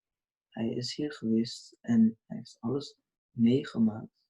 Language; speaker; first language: Dutch; early bilingual, other home language; Urdu